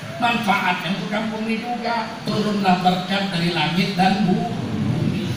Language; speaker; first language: Indonesian; native; Indonesian